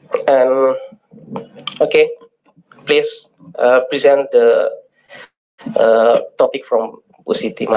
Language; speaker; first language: English; non-native, fluent; Indonesian